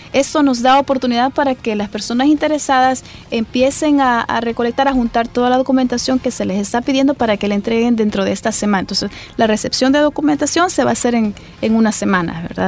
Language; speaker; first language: Spanish; native; Spanish